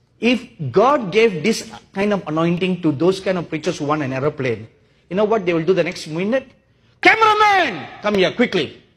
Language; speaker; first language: English; non-native, local second language; Tamil